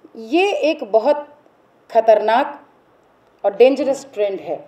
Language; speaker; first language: Hindi; native; Hindi